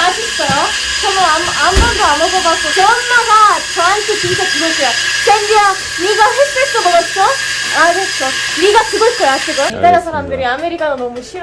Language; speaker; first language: Korean; non-native, learner; Italian